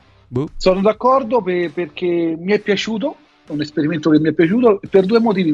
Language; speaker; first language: Italian; native; Italian